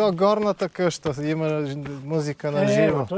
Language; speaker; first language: Bulgarian; native; Bulgarian